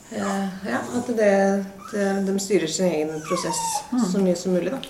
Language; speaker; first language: Norwegian; native; Norwegian